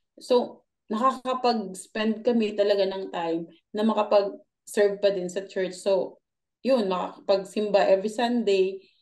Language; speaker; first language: Filipino; non-native, local second language; Hiligaynon